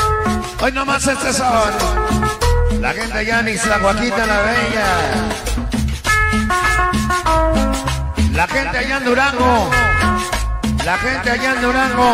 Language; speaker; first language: Spanish; native; Spanish